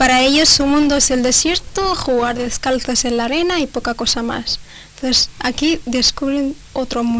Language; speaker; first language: Spanish; early bilingual, other home language; Arabic